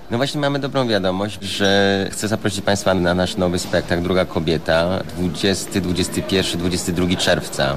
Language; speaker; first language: Polish; native; Polish